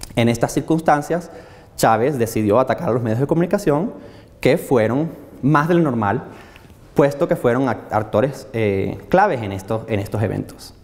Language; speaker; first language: Spanish; native; Spanish